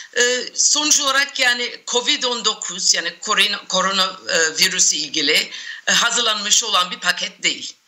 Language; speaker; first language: Turkish; non-native, fluent; English